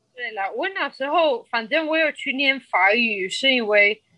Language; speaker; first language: Chinese; non-native, fluent; Spanish